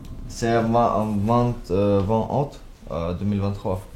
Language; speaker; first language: French; non-native, learner; Ukrainian